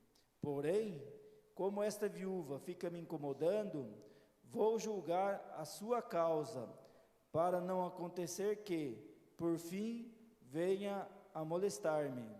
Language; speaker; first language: Portuguese; native; Portuguese